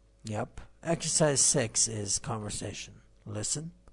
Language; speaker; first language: English; non-native, fluent; Persian